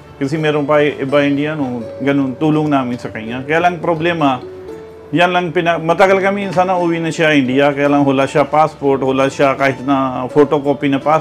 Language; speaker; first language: Filipino; non-native, learner; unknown